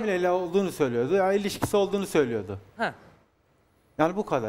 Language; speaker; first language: Turkish; native; Turkish